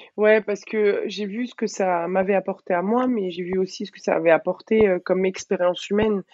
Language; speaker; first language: French; early bilingual, other home language; Arabic